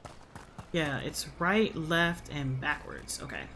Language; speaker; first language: English; native; English